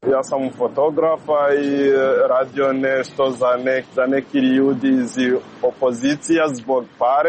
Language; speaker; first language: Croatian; non-native, learner; Rundi